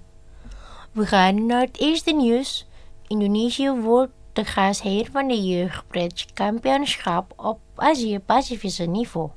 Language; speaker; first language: Dutch; non-native, fluent; Indonesian